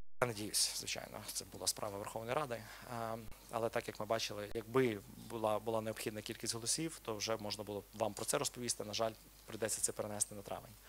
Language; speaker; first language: Ukrainian; native; Ukrainian